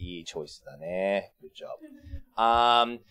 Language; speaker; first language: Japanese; non-native, learner; English